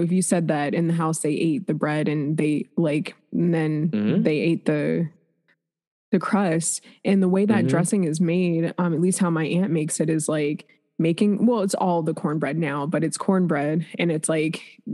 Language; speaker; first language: English; native; English